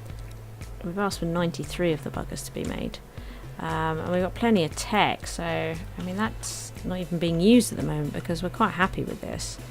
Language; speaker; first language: English; native; English